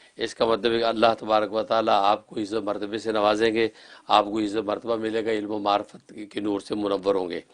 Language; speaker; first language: Urdu; native; Urdu